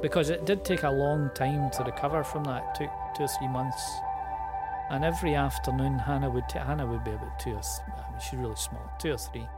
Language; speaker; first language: English; native; English